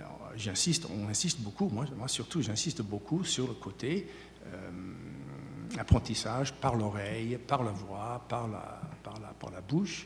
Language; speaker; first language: French; native; French